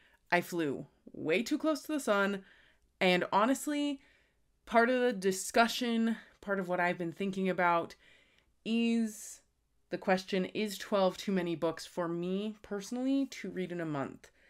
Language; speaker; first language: English; native; English